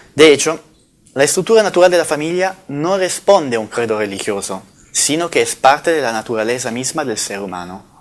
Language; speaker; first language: Spanish; non-native, fluent; Italian